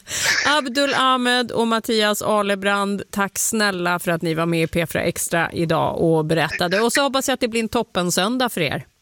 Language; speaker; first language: Swedish; native; Swedish